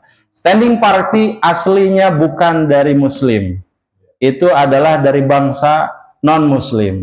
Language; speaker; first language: Indonesian; non-native, local second language; Sundanese